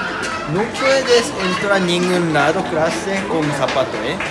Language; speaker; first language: Spanish; non-native, learner; Japanese